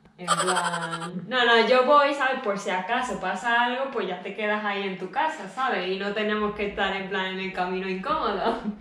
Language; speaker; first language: Spanish; early bilingual, other home language; Japanese